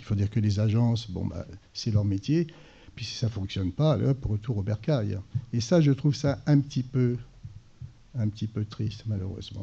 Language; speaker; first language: French; native; French